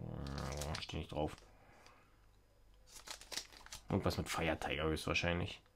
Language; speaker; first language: German; native; German